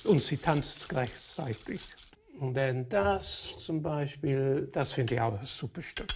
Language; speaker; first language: German; non-native, fluent; English